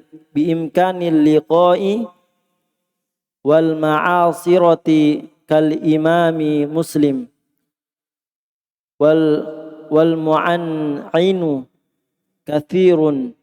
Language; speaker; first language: Arabic; non-native, learner; Indonesian